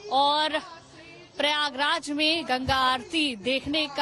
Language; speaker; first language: Hindi; native; Hindi